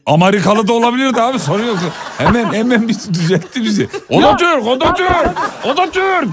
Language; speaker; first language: Turkish; native; Turkish